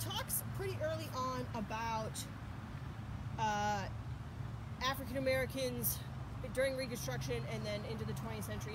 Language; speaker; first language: English; native; English